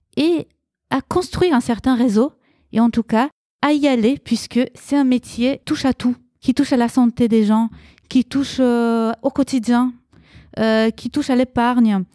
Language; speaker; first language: French; early bilingual, other home language; Romanian